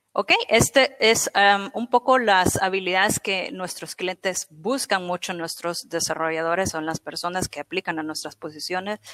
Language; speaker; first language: Spanish; native; Spanish